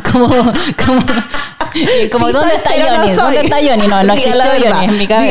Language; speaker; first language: Spanish; native; Spanish